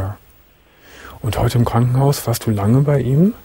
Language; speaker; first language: German; native; German